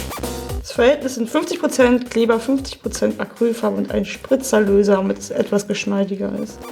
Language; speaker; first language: German; native; German